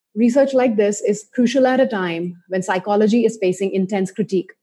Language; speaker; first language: English; non-native, local second language; Hindi